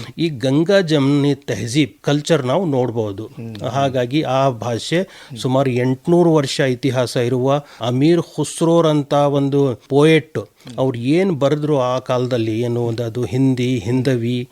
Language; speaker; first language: Kannada; non-native, local second language; Urdu